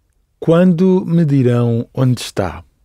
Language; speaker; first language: Portuguese; non-native, learner; English